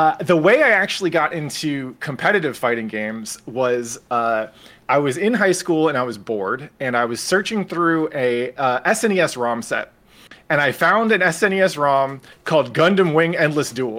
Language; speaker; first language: English; native; English